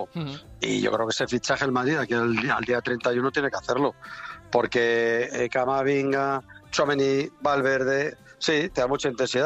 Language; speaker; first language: Spanish; native; Spanish